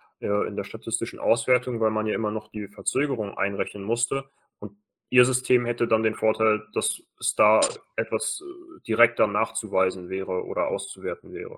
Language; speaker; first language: German; native; German